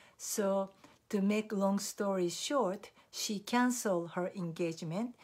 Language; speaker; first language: English; non-native, fluent; Japanese